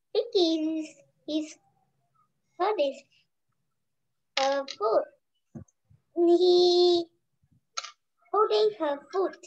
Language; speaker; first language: English; non-native, learner; Vietnamese